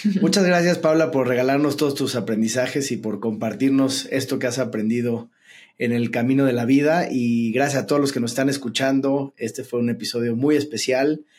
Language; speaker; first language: Spanish; native; Spanish